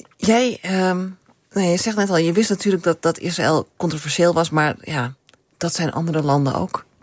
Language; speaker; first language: Dutch; native; Dutch